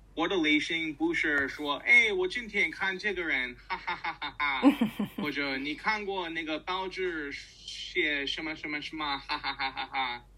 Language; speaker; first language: Chinese; non-native, fluent; English